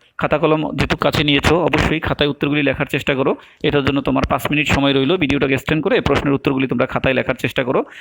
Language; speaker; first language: Bangla; native; Bangla